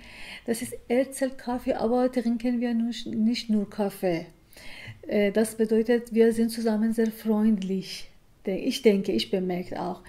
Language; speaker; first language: German; non-native, learner; Persian